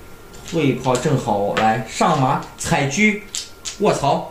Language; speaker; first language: Chinese; native; Chinese